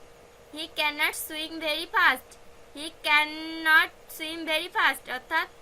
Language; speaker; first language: English; non-native, fluent; Bangla